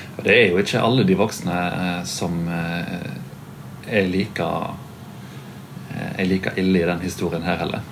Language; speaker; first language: Norwegian; native; Norwegian